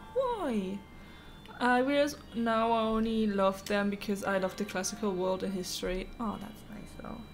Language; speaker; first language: English; non-native, fluent; German